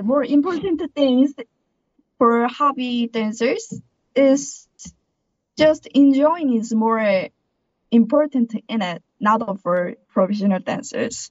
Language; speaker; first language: English; non-native, learner; Korean